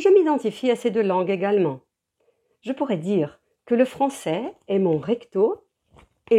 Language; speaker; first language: French; early bilingual, heritage; French